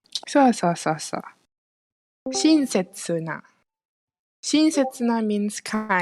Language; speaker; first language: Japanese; non-native, fluent; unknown